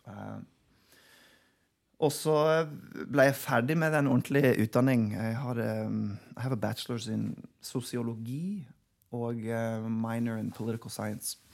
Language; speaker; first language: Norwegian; non-native, fluent; English